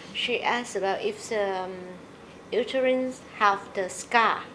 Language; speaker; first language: English; non-native, learner; Vietnamese